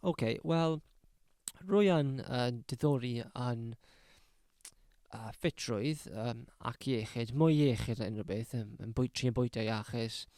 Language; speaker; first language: Welsh; non-native, local second language; English